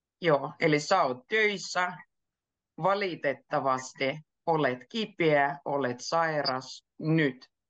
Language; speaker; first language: Finnish; native; Finnish